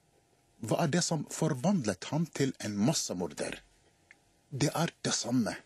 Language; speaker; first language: Norwegian; non-native, fluent; Arabic